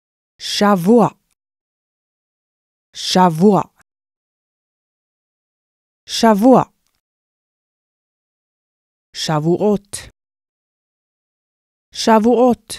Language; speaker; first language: Hebrew; non-native, fluent; English